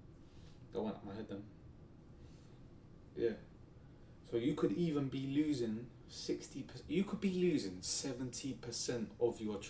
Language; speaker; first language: English; native; English